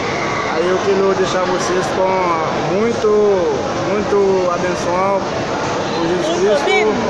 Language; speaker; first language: Portuguese; non-native, learner; Haitian Creole